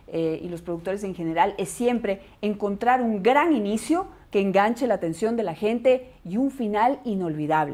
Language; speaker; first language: Spanish; native; Spanish